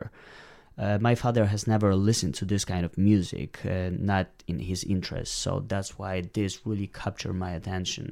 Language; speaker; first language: English; non-native, fluent; Polish